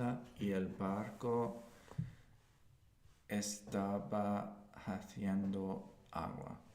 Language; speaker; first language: Spanish; non-native, learner; English